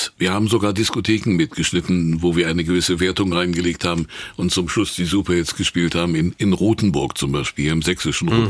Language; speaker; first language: German; native; German